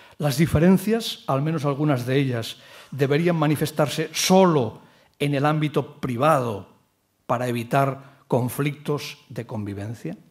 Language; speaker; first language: Spanish; non-native, local second language; Catalan